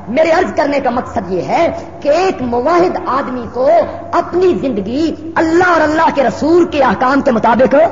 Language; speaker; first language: Urdu; non-native, local second language; Punjabi